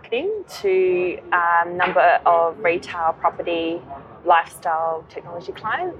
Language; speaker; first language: English; native; English